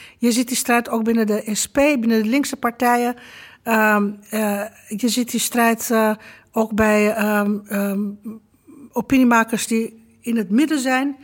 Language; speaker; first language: Dutch; non-native, fluent; Romanian